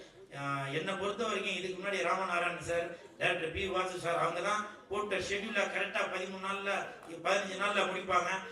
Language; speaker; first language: Tamil; native; Tamil